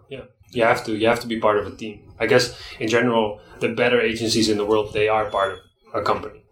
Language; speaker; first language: English; non-native, fluent; Dutch